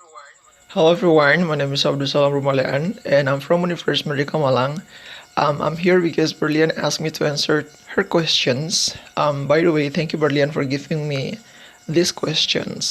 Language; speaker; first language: English; non-native, fluent; Indonesian